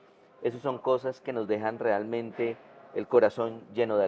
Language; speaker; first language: Spanish; native; Spanish